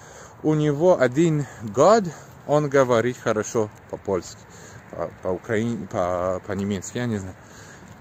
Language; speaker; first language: Russian; non-native, learner; Polish